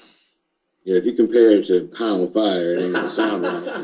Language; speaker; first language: English; native; English